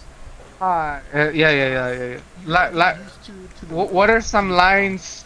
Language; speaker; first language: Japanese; non-native, learner; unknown